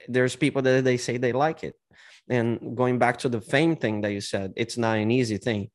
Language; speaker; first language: English; non-native, fluent; Portuguese